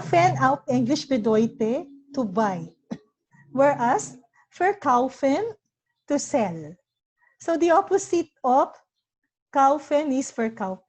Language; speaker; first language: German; non-native, learner; Filipino